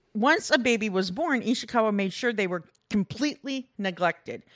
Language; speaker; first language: English; early bilingual, other home language; Korean